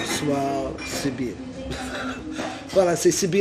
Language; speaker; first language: French; non-native, fluent; English